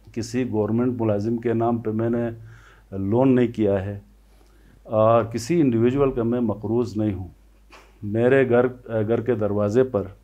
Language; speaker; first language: Urdu; non-native, local second language; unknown